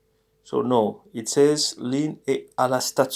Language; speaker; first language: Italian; non-native, learner; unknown